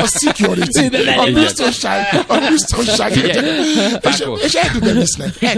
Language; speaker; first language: Hungarian; non-native, learner; Yoruba